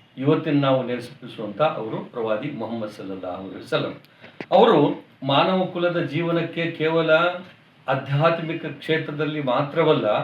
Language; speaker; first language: Kannada; non-native, local second language; Urdu